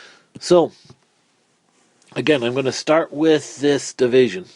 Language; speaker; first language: English; native; English